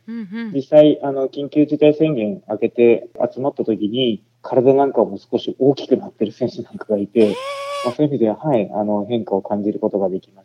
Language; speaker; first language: Japanese; native; Japanese